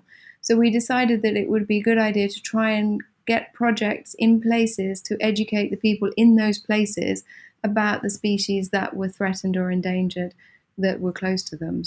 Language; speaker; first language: English; native; English